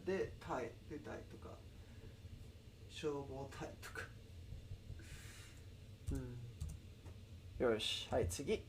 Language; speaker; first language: Japanese; non-native, learner; Spanish